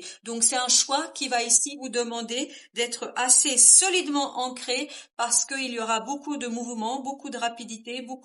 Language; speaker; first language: French; native; French